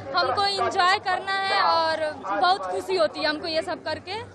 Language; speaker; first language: Hindi; native; Hindi